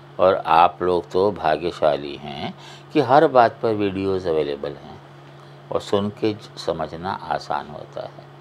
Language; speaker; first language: Hindi; non-native, local second language; Punjabi